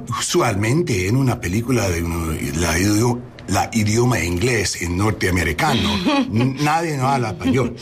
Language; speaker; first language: Spanish; non-native, fluent; English